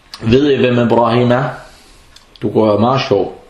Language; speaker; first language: Danish; early bilingual, other home language; Arabic